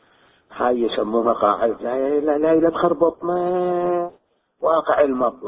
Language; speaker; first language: Arabic; native; Arabic